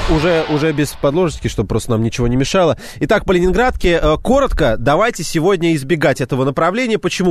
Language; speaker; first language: Russian; native; Russian